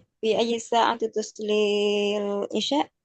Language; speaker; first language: Arabic; non-native, learner; Indonesian